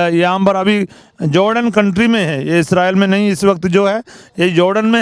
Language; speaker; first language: Hindi; native; Hindi